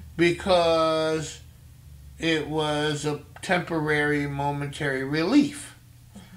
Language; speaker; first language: English; native; English